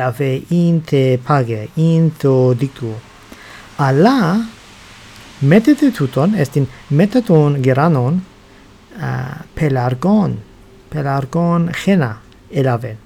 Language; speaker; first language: Greek; non-native, learner; English